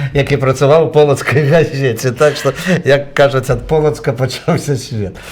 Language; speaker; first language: Belarusian; native; Belarusian